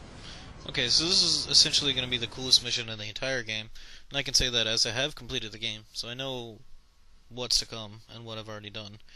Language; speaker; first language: English; native; English